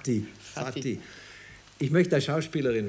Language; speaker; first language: German; native; German